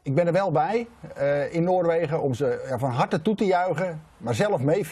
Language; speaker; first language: Dutch; native; Dutch